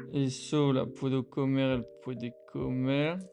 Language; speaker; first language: Spanish; non-native, learner; French